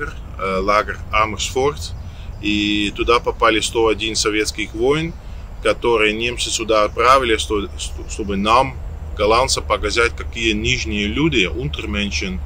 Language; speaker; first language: Russian; non-native, learner; Dutch